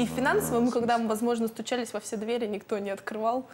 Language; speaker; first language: Russian; native; Russian